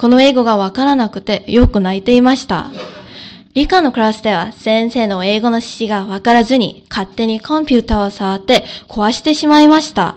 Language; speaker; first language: Japanese; non-native, learner; Korean